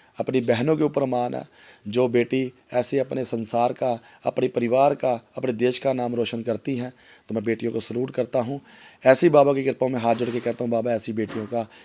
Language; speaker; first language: Hindi; non-native, local second language; Punjabi